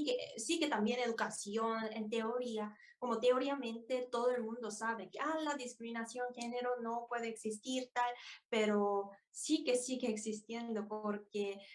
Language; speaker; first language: Spanish; non-native, fluent; Korean